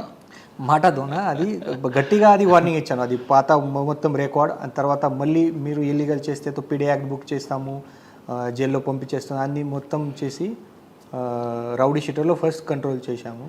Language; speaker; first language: Telugu; non-native, learner; Marathi